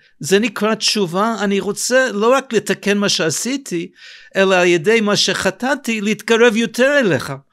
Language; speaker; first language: Hebrew; non-native, fluent; English